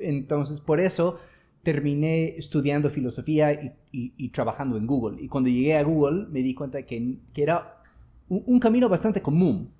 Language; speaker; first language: Spanish; non-native, fluent; English